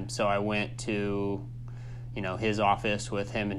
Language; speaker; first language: English; native; English